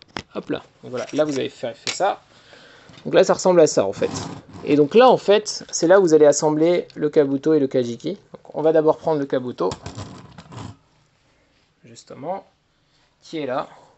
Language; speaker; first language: French; native; French